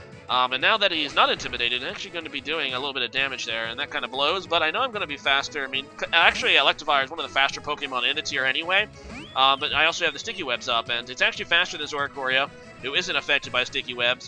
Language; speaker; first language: English; native; English